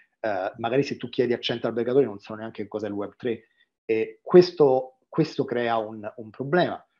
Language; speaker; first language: Italian; native; Italian